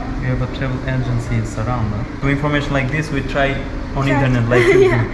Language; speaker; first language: English; non-native, fluent; Albanian